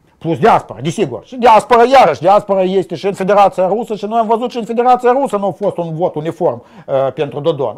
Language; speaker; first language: Romanian; non-native, local second language; Russian